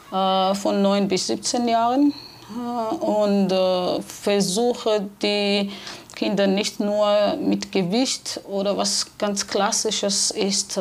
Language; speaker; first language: German; non-native, fluent; Georgian